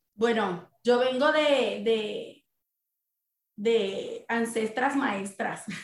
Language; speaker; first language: Spanish; native; Spanish